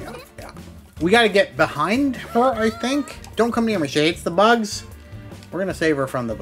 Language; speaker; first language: English; native; English